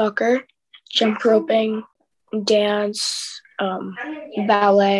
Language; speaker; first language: English; native; English